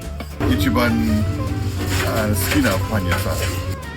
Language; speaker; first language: Japanese; non-native, fluent; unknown